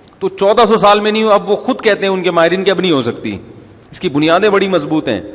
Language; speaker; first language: Urdu; native; Urdu